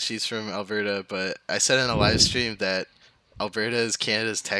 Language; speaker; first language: English; native; English